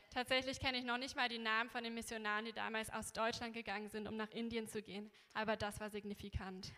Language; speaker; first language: German; native; German